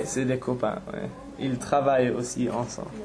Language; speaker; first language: French; non-native, fluent; English